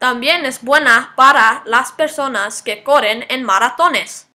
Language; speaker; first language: Spanish; non-native, learner; English